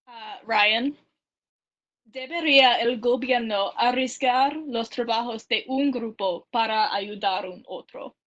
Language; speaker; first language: Spanish; non-native, learner; English